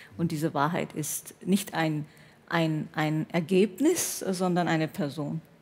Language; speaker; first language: German; native; German